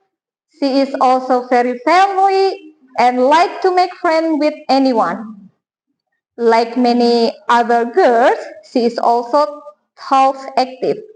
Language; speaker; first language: English; non-native, learner; Indonesian